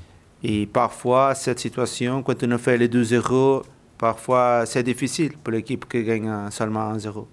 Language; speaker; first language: French; non-native, learner; Portuguese